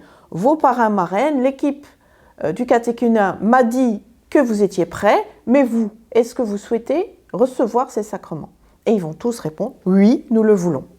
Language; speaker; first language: French; native; French